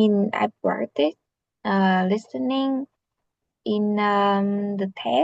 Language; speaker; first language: English; non-native, learner; Vietnamese